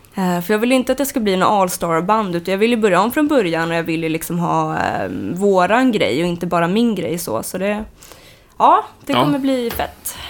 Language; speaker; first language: Swedish; native; Swedish